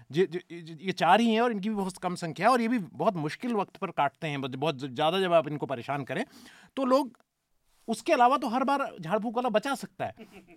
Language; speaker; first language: Hindi; native; Hindi